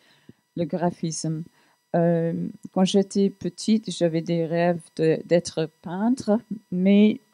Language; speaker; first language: French; non-native, fluent; English